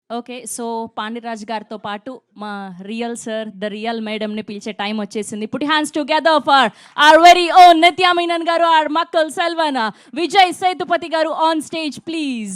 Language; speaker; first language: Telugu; native; Telugu